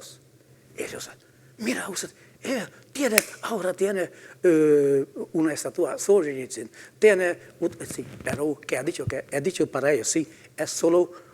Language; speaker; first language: Spanish; non-native, fluent; Hungarian